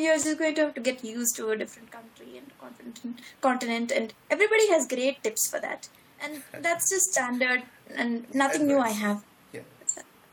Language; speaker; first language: English; non-native, local second language; Malayalam